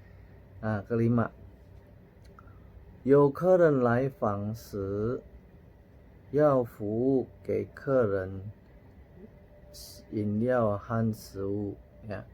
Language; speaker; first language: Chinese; non-native, fluent; Indonesian